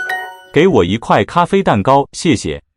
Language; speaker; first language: Chinese; non-native, learner; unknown